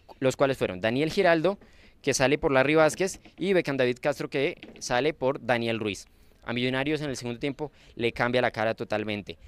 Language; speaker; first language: Spanish; native; Spanish